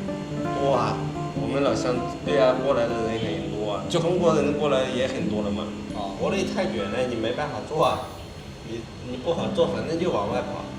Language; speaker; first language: Chinese; native; Chinese